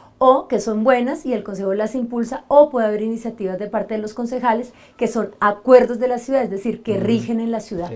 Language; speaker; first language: Spanish; native; Spanish